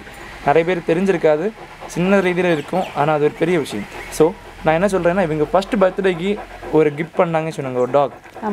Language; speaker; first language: Tamil; native; Tamil